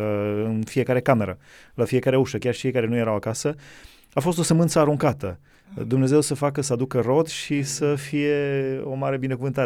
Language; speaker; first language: Romanian; native; Romanian